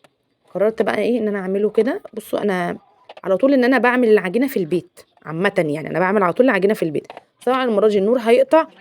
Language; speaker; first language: Arabic; native; Arabic